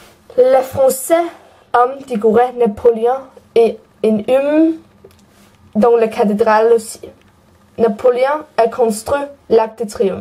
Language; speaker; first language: French; non-native, learner; Danish